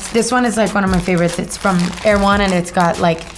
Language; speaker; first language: English; native; English